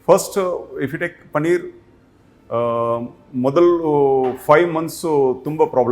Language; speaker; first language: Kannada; non-native, learner; Tamil